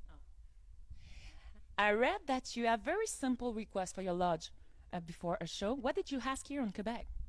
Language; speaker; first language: English; non-native, fluent; French